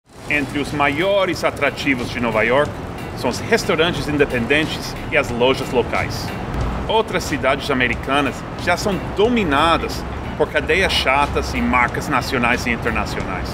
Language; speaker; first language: Portuguese; non-native, fluent; English